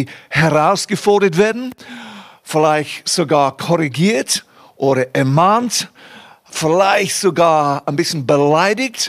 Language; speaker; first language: German; non-native, fluent; English